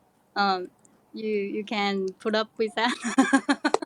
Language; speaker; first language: English; non-native, learner; Chinese